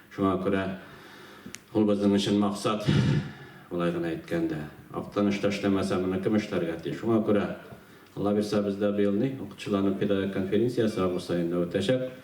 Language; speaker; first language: Tatar; native; Tatar